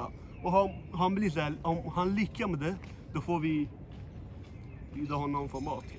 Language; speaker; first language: Swedish; early bilingual, other home language; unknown